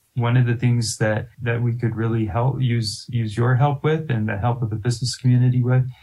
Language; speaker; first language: English; native; English